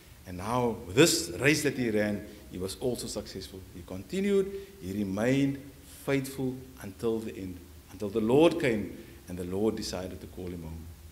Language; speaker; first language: English; non-native, local second language; Afrikaans